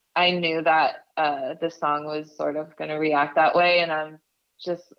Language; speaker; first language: English; native; English